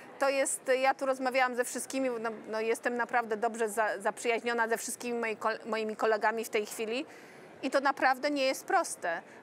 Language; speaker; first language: Polish; native; Polish